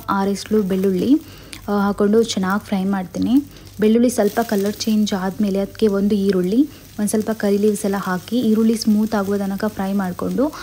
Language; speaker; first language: Kannada; non-native, local second language; Tulu